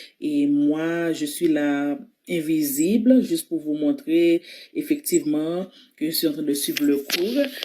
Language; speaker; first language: French; non-native, local second language; Haitian Creole